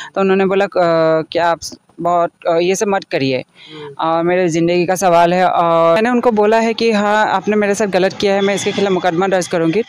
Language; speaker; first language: Hindi; non-native, local second language; Assamese